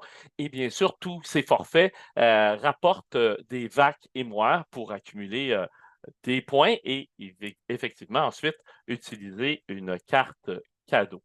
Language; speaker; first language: French; native; French